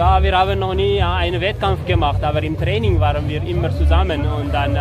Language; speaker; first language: German; non-native, learner; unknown